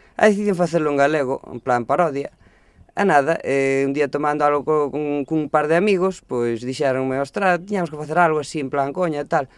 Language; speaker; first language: Galician; native; Galician